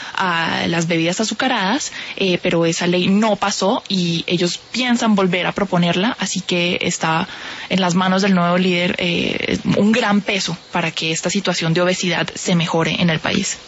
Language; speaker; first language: Spanish; native; Spanish